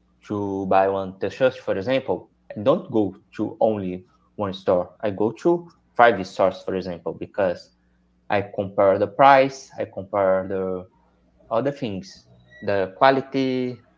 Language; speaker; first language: English; non-native, learner; Portuguese